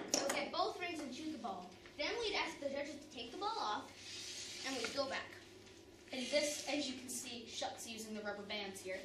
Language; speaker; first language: English; native; English